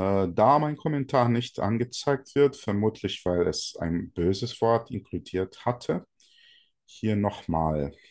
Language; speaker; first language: German; non-native, fluent; Portuguese